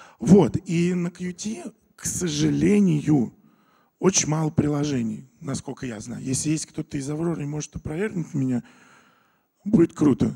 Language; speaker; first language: Russian; native; Russian